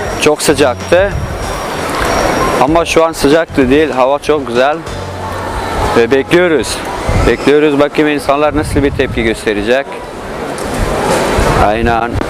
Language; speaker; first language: Turkish; non-native, learner; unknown